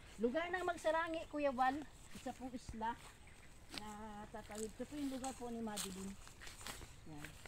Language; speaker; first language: Filipino; non-native, local second language; Cebuano